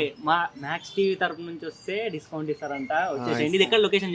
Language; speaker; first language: Telugu; native; Telugu